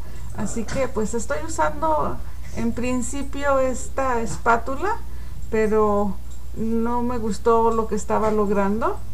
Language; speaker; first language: Spanish; native; Spanish